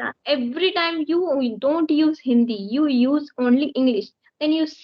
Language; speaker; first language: English; non-native, learner; Marathi